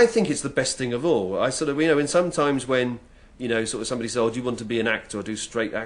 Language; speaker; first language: English; native; English